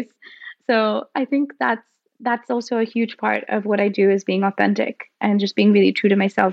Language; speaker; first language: English; non-native, local second language; Hindi